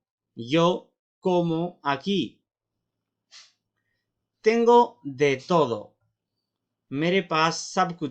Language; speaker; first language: Spanish; non-native, fluent; Urdu